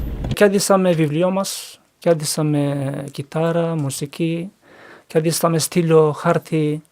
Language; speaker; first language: Greek; non-native, learner; Turkish